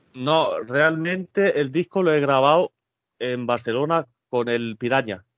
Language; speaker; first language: Spanish; early bilingual, other home language; French